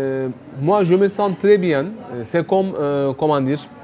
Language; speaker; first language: French; non-native, fluent; Turkish